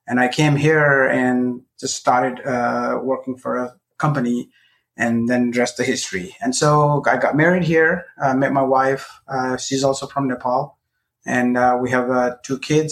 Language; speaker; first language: English; non-native, local second language; Nepali